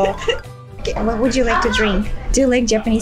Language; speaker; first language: English; non-native, fluent; Russian